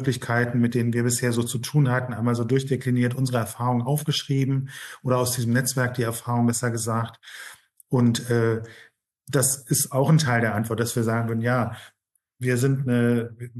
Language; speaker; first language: German; native; German